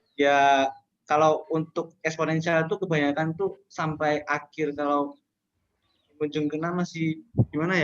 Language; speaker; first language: Indonesian; native; Indonesian